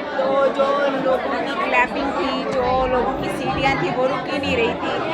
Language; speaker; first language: Hindi; non-native, local second language; Punjabi